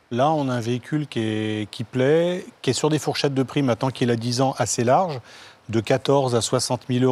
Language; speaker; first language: French; native; French